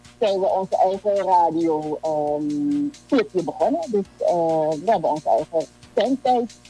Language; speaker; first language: Dutch; native; Dutch